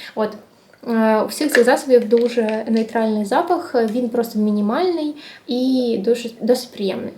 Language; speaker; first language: Ukrainian; non-native, local second language; Russian